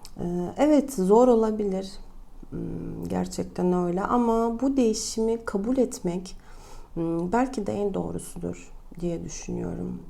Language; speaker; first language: Turkish; non-native, fluent; Russian